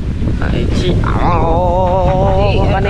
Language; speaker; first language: Filipino; native; Filipino